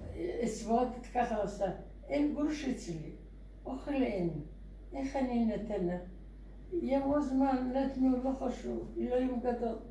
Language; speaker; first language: Hebrew; non-native, learner; Russian